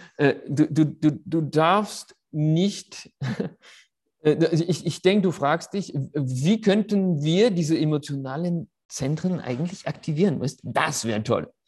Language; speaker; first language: German; non-native, fluent; French